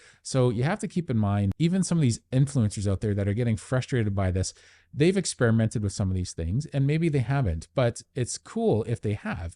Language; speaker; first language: English; native; English